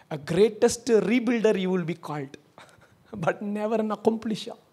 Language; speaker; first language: English; non-native, local second language; Tamil